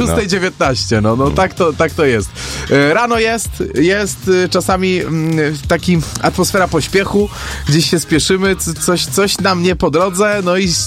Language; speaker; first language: Polish; native; Polish